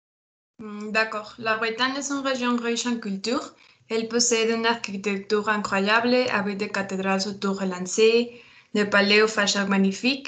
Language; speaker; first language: French; non-native, learner; Spanish